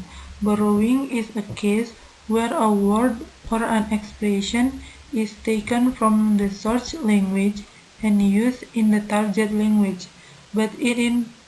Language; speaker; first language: English; non-native, learner; Indonesian